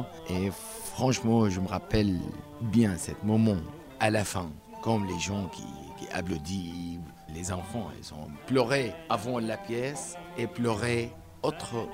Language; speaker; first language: French; non-native, learner; Arabic